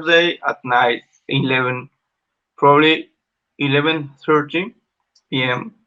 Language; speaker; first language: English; non-native, learner; Spanish